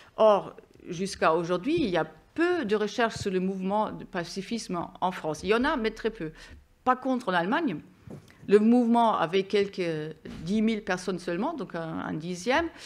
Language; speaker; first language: French; non-native, fluent; German